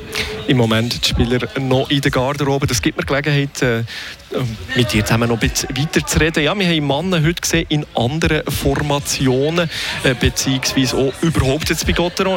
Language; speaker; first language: German; native; German